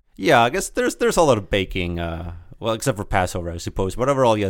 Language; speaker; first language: English; early bilingual, other home language; Spanish